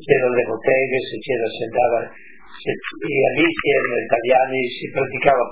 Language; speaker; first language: Italian; non-native, local second language; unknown